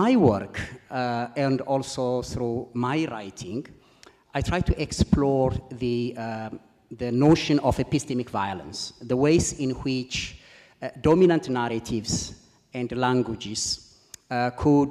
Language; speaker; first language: English; non-native, fluent; Amharic